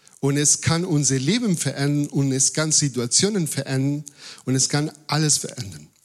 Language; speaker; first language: German; non-native, fluent; Spanish